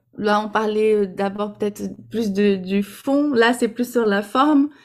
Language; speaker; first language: French; non-native, fluent; Portuguese